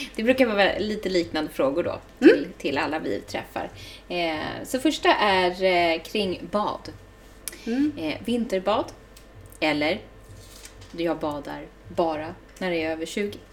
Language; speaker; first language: Swedish; native; Swedish